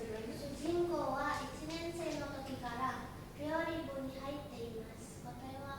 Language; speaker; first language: Japanese; non-native, learner; Indonesian